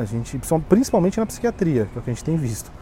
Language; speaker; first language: Portuguese; native; Portuguese